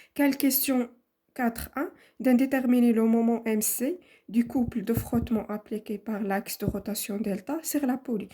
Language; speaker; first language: French; non-native, local second language; Arabic